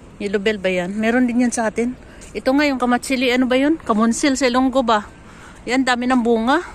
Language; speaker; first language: Filipino; non-native, local second language; Hiligaynon